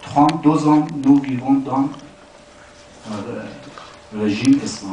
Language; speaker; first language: French; non-native, learner; Persian